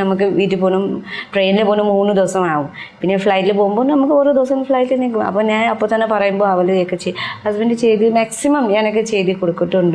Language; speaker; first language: Malayalam; non-native, learner; Nepali